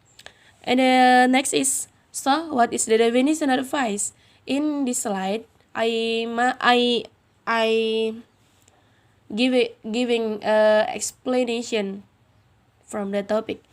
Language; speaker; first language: English; non-native, learner; Indonesian